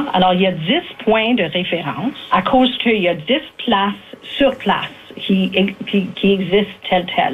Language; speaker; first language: French; native; French